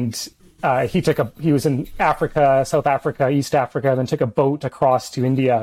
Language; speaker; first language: English; native; English